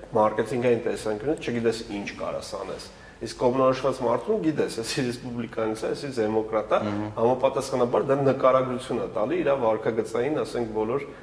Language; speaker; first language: Armenian; native; Armenian